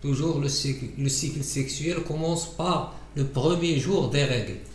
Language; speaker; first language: French; non-native, local second language; Arabic